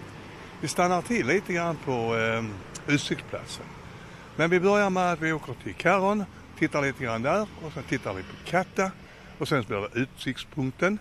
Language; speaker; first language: Swedish; native; Swedish